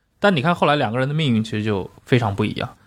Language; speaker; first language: Chinese; native; Chinese